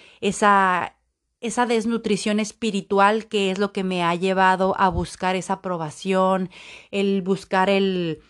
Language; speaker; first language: Spanish; native; Spanish